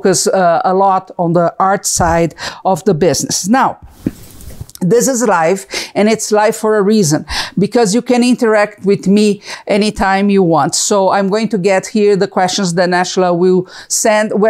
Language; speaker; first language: English; non-native, fluent; Portuguese